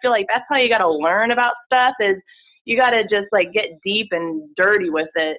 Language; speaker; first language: English; native; English